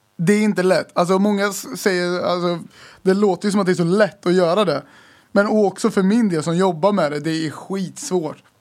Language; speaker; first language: Swedish; native; Swedish